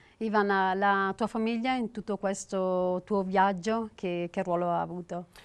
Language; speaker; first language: Italian; native; Italian